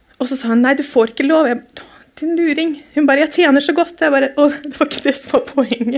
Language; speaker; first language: Norwegian; native; Norwegian